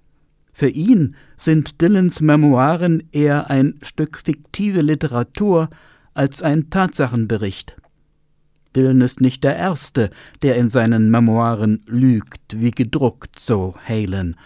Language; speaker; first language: German; native; German